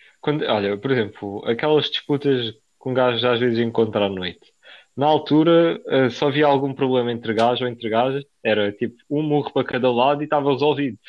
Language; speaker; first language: Portuguese; native; Portuguese